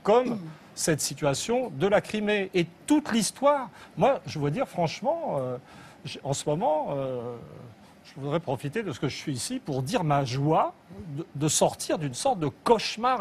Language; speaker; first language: French; native; French